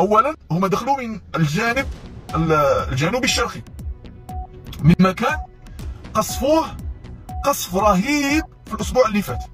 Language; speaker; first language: Arabic; native; Arabic